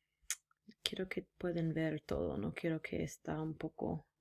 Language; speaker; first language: Spanish; non-native, fluent; English